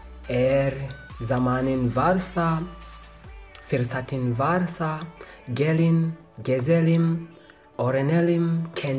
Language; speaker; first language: Turkish; non-native, learner; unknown